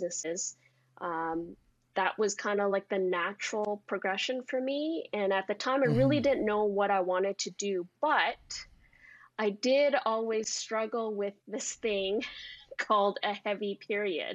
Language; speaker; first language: English; native; English